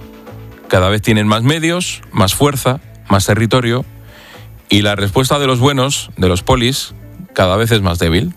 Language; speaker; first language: Spanish; native; Spanish